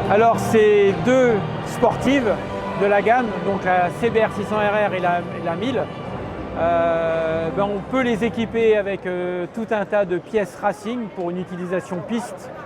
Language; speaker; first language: French; native; French